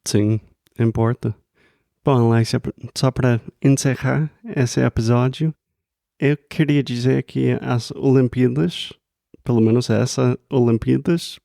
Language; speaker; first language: Portuguese; non-native, fluent; English